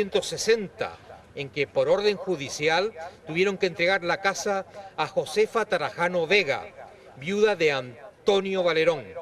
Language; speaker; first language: Spanish; native; Spanish